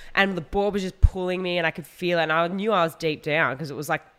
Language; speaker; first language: English; native; English